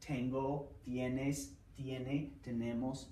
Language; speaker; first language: Spanish; non-native, fluent; English